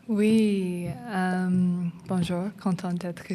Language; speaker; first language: French; non-native, learner; English